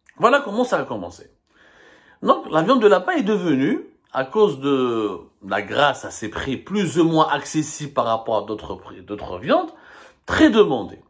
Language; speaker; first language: French; non-native, local second language; Arabic